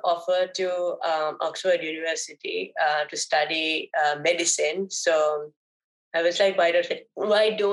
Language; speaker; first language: English; non-native, local second language; Sinhala